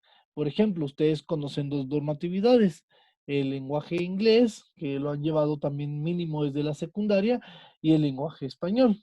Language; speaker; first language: Spanish; native; Spanish